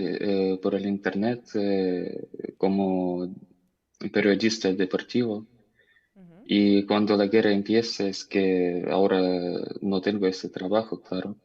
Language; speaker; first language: Spanish; non-native, learner; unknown